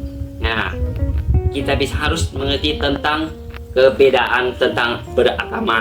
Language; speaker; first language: Indonesian; non-native, learner; Thai